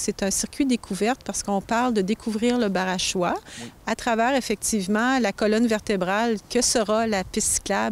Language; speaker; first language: French; native; French